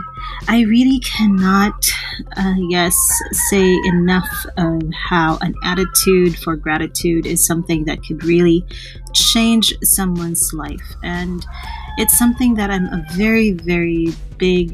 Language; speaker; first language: English; non-native, local second language; Filipino